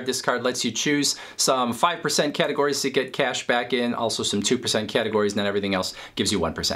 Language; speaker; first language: English; native; English